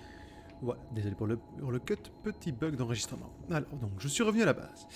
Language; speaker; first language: French; native; French